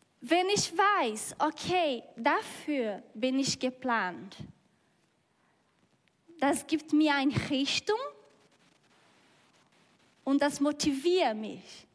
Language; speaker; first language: German; non-native, learner; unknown